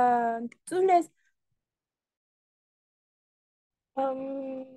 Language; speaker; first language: French; non-native, learner; Spanish